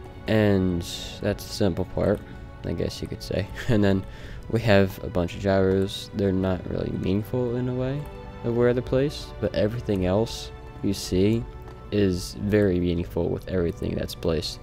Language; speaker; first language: English; native; English